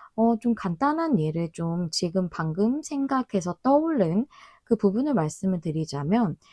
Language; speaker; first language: Korean; native; Korean